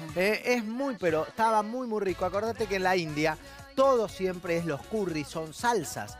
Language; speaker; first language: Spanish; native; Spanish